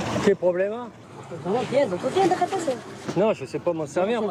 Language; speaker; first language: French; native; French